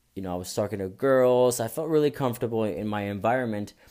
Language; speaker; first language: English; early bilingual, other home language; Spanish